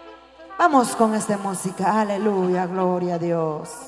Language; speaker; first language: Spanish; non-native, local second language; Kaqchikel